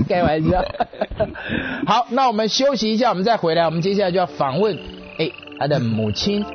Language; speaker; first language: Chinese; native; Chinese